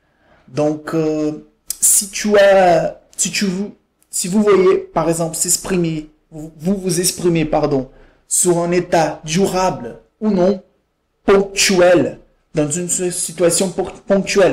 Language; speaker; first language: French; non-native, fluent; Portuguese